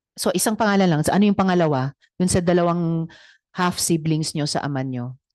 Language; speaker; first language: Filipino; native; Filipino